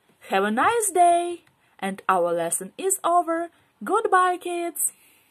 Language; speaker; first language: English; non-native, fluent; Ukrainian